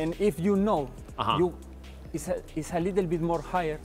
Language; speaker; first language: English; non-native, learner; Spanish